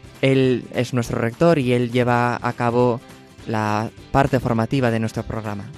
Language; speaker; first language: Spanish; native; Spanish